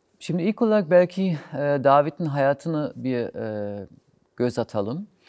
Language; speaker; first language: Turkish; non-native, fluent; German